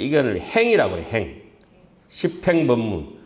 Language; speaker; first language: Korean; native; Korean